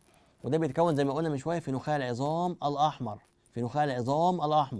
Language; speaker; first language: Arabic; native; Arabic